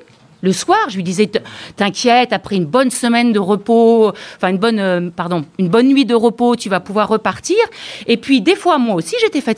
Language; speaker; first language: French; native; French